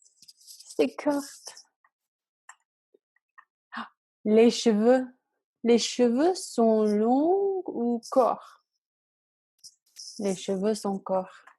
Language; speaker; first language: French; non-native, fluent; English